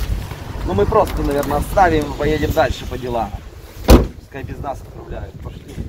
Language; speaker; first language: Russian; native; Russian